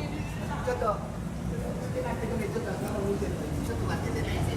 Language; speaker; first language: Japanese; non-native, fluent; Chinese